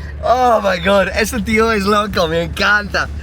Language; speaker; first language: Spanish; non-native, learner; English